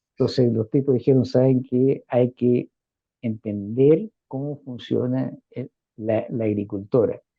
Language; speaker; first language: Spanish; native; Spanish